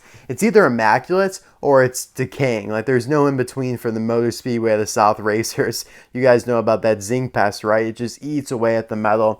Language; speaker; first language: English; native; English